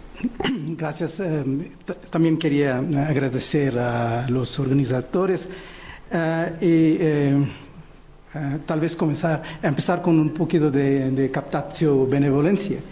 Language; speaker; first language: Spanish; non-native, fluent; Portuguese